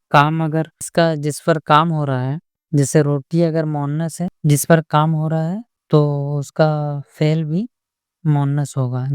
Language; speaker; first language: Urdu; native; Urdu